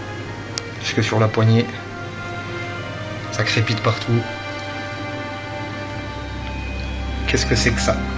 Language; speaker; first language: French; native; French